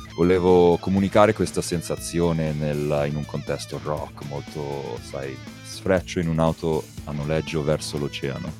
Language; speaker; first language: Italian; early bilingual, heritage; Italian